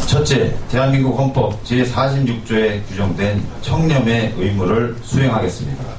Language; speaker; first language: Korean; native; Korean